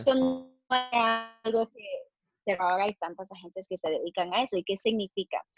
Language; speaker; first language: Spanish; early bilingual, heritage; Spanish